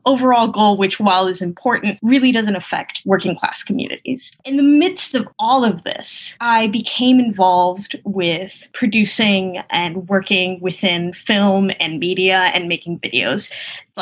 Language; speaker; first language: English; early bilingual, other home language; Spanish